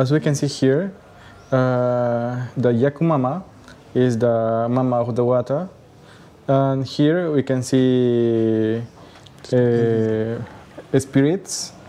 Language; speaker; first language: English; non-native, learner; Spanish